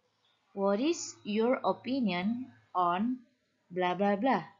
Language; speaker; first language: English; non-native, fluent; Indonesian